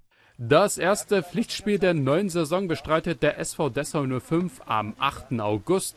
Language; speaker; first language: German; native; German